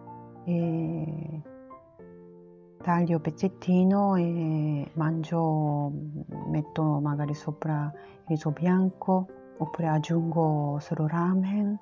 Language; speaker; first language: Italian; non-native, learner; Japanese